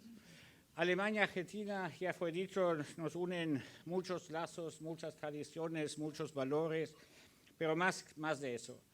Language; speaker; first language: Spanish; early bilingual, other home language; German